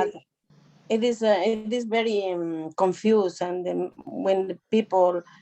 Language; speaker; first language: English; non-native, learner; Spanish